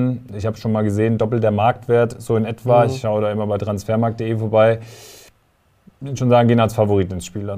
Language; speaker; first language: German; native; German